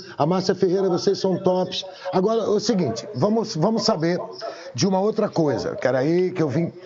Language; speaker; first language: Portuguese; native; Portuguese